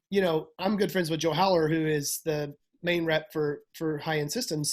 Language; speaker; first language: English; native; English